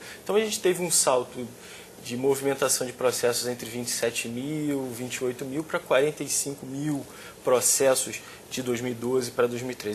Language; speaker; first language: Portuguese; native; Portuguese